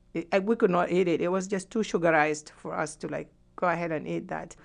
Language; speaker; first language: English; non-native, fluent; Arabic